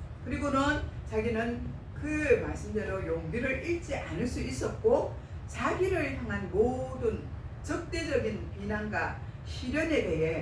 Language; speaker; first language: Korean; native; Korean